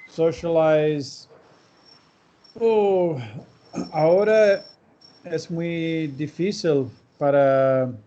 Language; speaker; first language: Spanish; non-native, learner; English